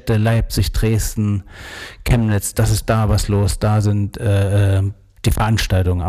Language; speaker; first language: German; native; German